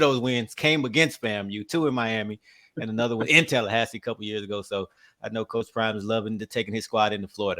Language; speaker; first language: English; native; English